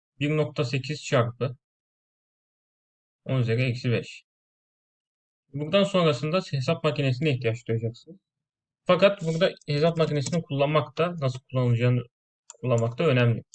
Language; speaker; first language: Turkish; native; Turkish